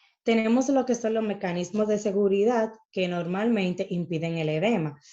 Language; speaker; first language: Spanish; native; Spanish